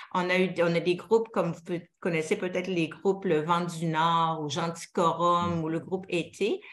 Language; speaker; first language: French; native; French